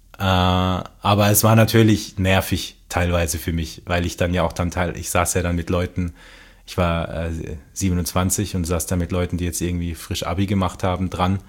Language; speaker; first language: German; native; German